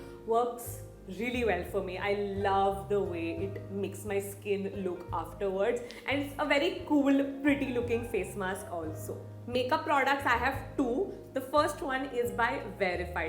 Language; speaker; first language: English; non-native, local second language; Hindi